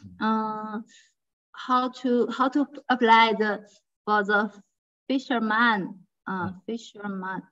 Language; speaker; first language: English; non-native, fluent; Chinese